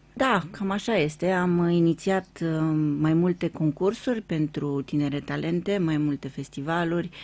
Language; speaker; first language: Romanian; native; Romanian